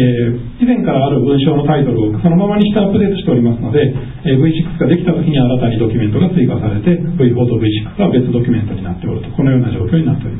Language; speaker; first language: Japanese; native; Japanese